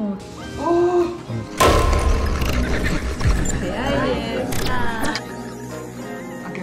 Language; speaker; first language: Japanese; native; Japanese